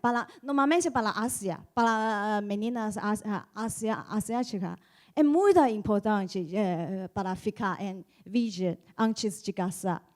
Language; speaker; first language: Portuguese; non-native, learner; Chinese